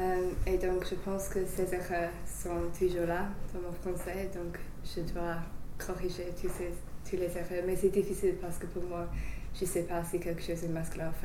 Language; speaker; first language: French; non-native, fluent; English